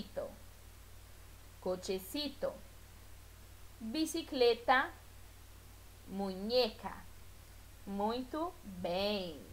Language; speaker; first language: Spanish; non-native, fluent; Portuguese